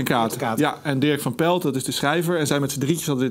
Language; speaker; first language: Dutch; native; Dutch